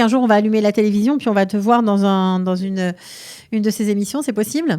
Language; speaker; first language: French; native; French